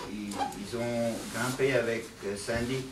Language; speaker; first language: French; non-native, learner; English